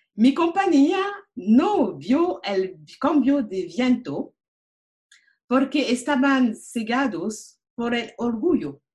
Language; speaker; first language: Spanish; non-native, learner; French